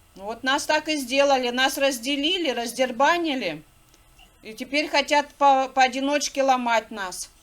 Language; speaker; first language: Russian; native; Russian